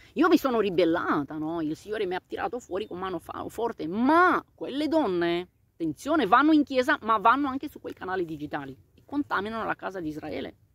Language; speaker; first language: Italian; non-native, fluent; Romanian